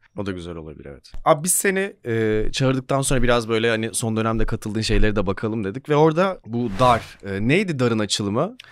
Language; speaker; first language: Turkish; native; Turkish